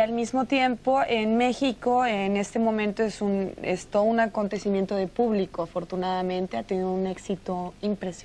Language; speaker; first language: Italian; non-native, learner; Spanish